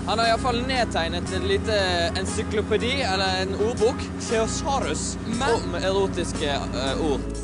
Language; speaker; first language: Norwegian; native; Norwegian